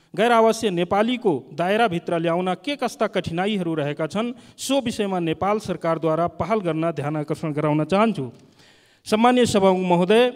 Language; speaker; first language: Nepali; non-native, local second language; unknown